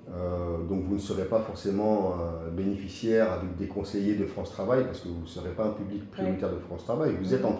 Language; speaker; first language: French; native; French